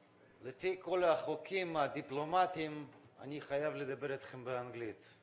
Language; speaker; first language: Hebrew; non-native, fluent; Russian